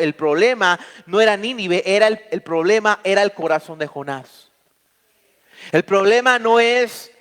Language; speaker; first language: Spanish; native; Spanish